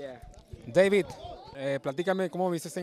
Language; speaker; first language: Spanish; native; Spanish